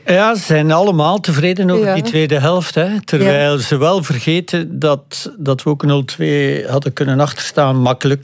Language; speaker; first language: Dutch; native; Dutch